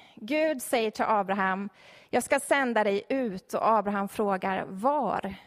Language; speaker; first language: Swedish; native; Swedish